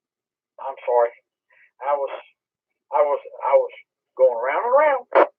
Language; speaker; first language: English; native; English